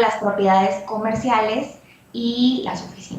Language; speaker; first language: Spanish; native; Spanish